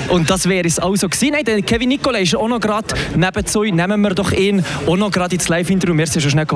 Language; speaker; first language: German; native; German